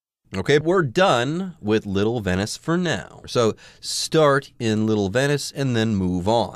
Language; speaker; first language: English; native; English